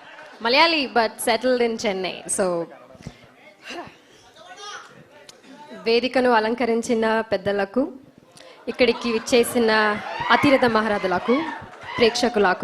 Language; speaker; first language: Telugu; non-native, learner; Malayalam